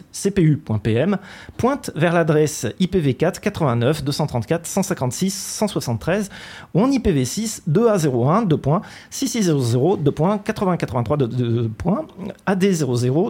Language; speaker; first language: French; native; French